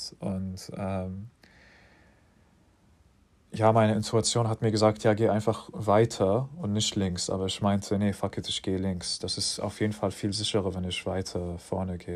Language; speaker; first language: German; non-native, fluent; English